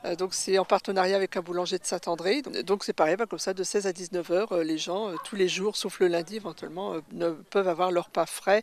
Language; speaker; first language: French; native; French